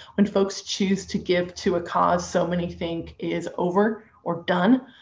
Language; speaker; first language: English; native; English